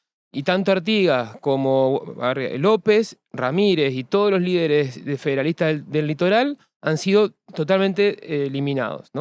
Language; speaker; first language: Spanish; native; Spanish